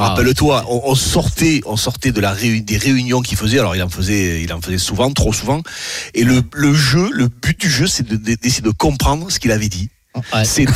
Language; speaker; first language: French; native; French